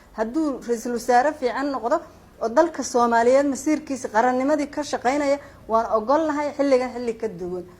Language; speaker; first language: Somali; native; Somali